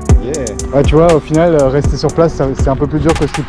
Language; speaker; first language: French; native; French